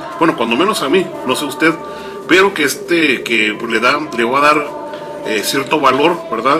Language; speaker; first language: Spanish; native; Spanish